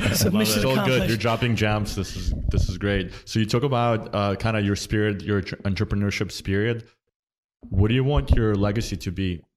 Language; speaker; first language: English; early bilingual, other home language; Ukrainian